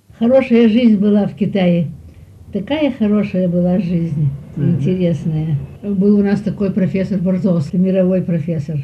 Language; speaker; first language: Russian; early bilingual, heritage; Russian